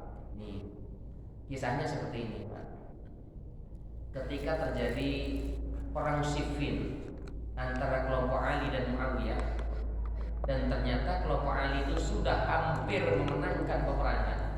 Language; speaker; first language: Indonesian; native; Indonesian